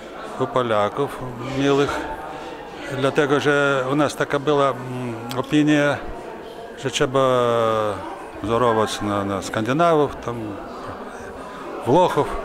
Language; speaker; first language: Polish; non-native, fluent; Lithuanian